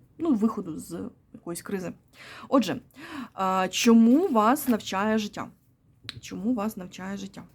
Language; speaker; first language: Ukrainian; non-native, local second language; Russian